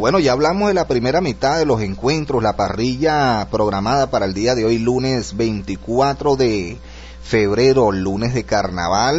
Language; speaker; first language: Spanish; native; Spanish